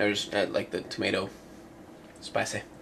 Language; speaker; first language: English; native; English